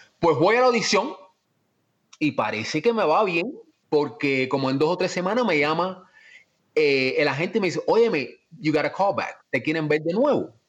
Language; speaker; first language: Spanish; early bilingual, heritage; Spanish